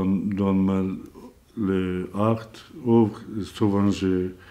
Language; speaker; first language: French; non-native, learner; Azerbaijani